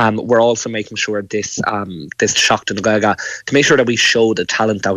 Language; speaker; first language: English; native; English